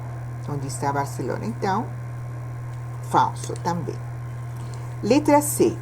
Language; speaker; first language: Portuguese; non-native, fluent; Spanish